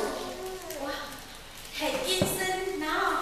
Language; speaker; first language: Chinese; native; Chinese